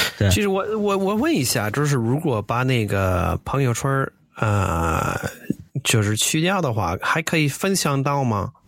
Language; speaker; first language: Chinese; non-native, fluent; English